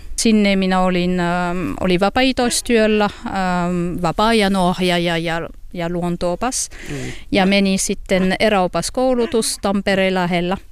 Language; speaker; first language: Finnish; non-native, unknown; French